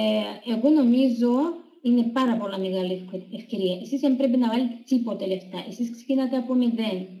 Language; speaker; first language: Greek; non-native, fluent; Russian